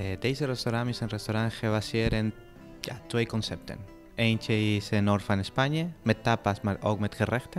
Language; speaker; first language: Dutch; non-native, learner; Spanish